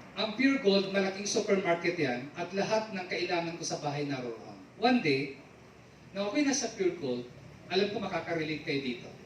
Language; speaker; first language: Filipino; native; Filipino